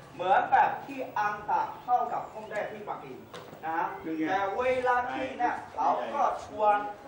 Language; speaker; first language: Thai; non-native, fluent; Chinese